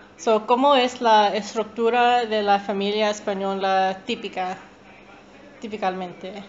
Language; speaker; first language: Spanish; non-native, learner; English